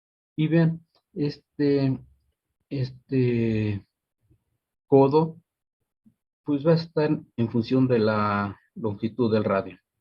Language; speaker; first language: Spanish; native; Spanish